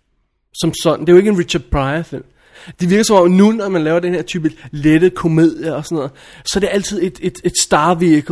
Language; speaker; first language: Danish; native; Danish